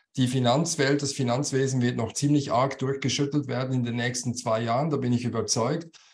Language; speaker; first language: German; native; German